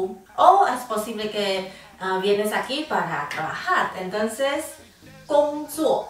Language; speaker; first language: Spanish; non-native, fluent; Chinese